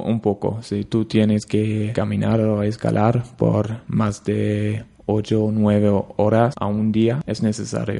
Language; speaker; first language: Spanish; non-native, learner; German